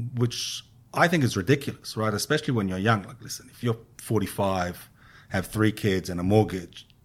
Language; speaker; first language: English; non-native, fluent; Hebrew